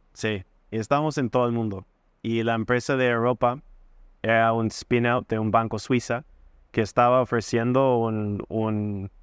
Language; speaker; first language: Spanish; non-native, fluent; English